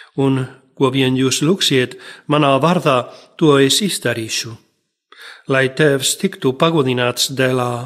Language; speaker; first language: Latvian; non-native, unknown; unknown